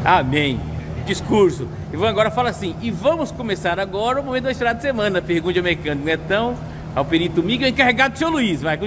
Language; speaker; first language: Portuguese; native; Portuguese